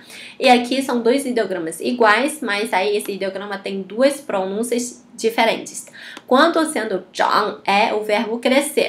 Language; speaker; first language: Portuguese; non-native, fluent; Chinese